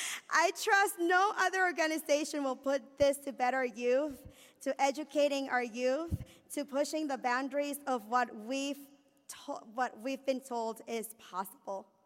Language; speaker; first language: English; early bilingual, other home language; Spanish